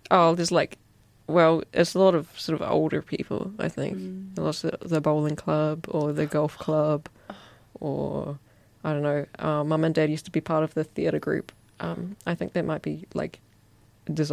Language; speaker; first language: English; native; English